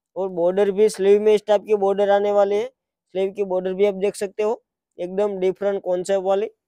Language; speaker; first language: Hindi; non-native, local second language; Gujarati